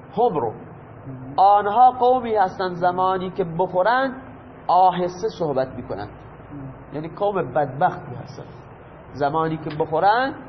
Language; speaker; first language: Persian; non-native, local second language; Baluchi